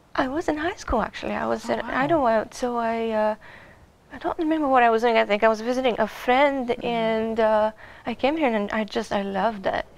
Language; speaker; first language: English; non-native, fluent; Bulgarian